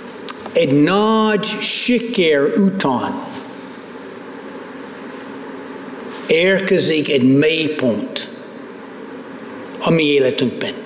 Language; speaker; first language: Hungarian; non-native, fluent; English